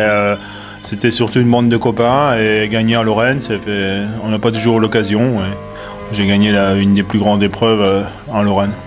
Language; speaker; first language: French; native; French